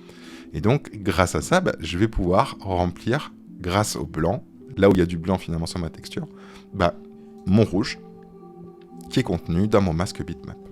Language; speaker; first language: French; native; French